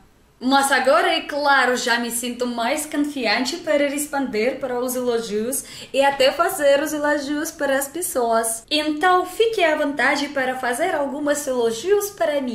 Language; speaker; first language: Portuguese; non-native, fluent; Russian